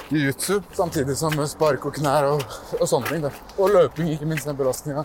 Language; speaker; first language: Norwegian; early bilingual, other home language; Persian